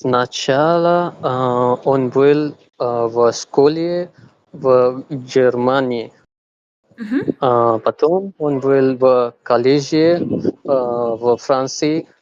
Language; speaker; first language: Russian; non-native, learner; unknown